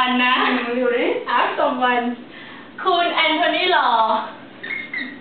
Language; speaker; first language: English; non-native, learner; Thai